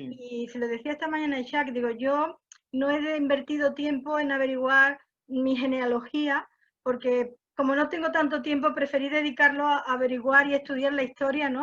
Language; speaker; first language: Spanish; native; Spanish